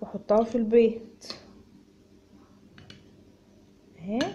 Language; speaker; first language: Arabic; native; Arabic